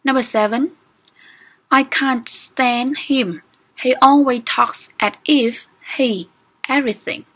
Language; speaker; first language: English; non-native, fluent; Vietnamese